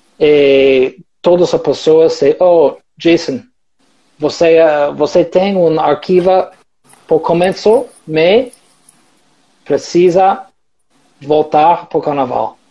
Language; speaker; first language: Portuguese; non-native, learner; English